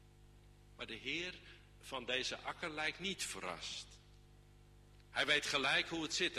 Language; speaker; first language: Dutch; native; Dutch